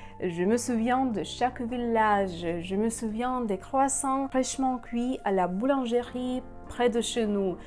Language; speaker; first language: French; non-native, fluent; Russian